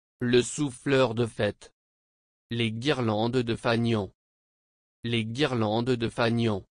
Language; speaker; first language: French; non-native, fluent; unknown